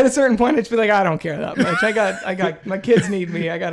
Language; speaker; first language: English; native; English